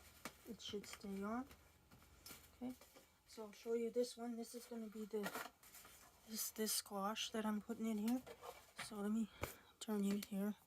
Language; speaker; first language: English; native; English